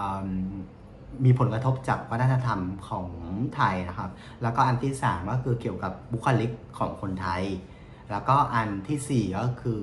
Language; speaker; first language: Thai; non-native, fluent; Vietnamese